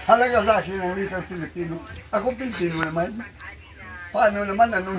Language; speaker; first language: Filipino; non-native, local second language; Cebuano